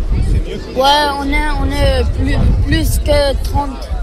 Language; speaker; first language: French; non-native, learner; Albanian